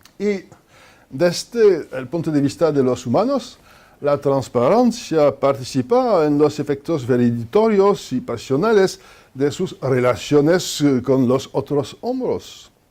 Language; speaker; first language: Spanish; non-native, fluent; French